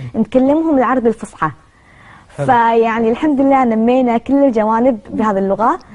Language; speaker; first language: Arabic; early bilingual, other home language; Chinese